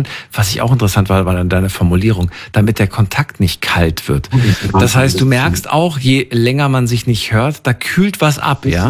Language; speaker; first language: German; native; German